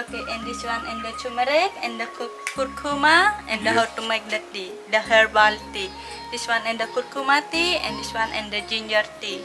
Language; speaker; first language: English; non-native, learner; Indonesian